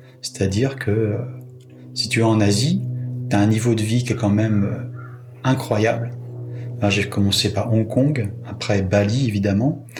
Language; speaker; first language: French; native; French